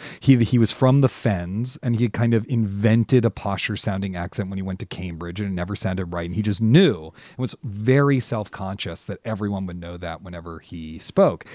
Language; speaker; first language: English; native; English